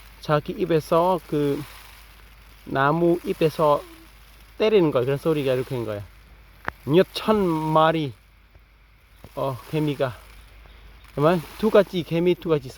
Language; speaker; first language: Korean; non-native, fluent; Khmer